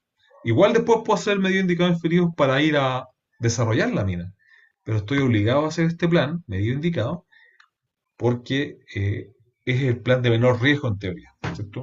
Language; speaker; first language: Spanish; native; Spanish